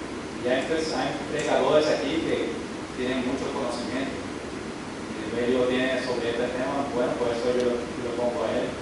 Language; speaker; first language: Spanish; early bilingual, heritage; English